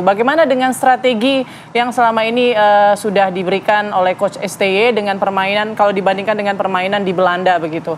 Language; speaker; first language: Indonesian; native; Indonesian